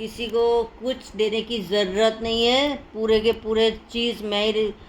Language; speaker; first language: Hindi; non-native, local second language; Bangla